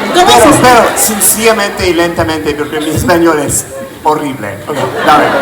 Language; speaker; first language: Spanish; non-native, learner; English